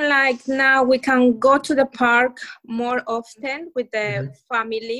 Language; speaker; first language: English; non-native, fluent; Spanish